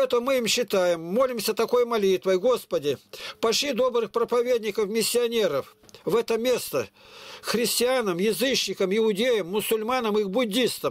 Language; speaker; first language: Russian; native; Russian